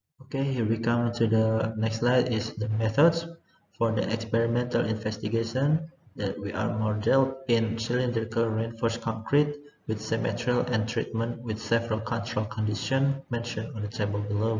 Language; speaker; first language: English; non-native, learner; Indonesian